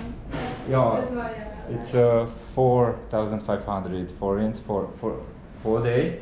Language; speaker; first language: English; non-native, fluent; Hungarian